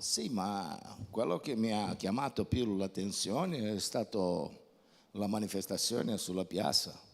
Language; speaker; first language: Italian; non-native, fluent; Portuguese